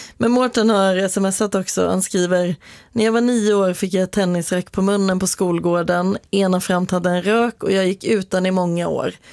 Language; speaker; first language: Swedish; native; Swedish